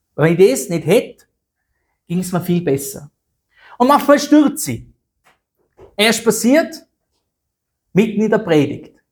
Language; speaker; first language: German; native; German